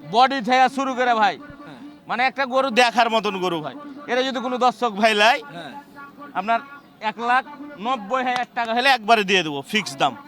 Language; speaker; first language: Bangla; native; Bangla